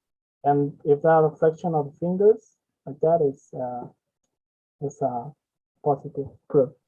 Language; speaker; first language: English; non-native, learner; Spanish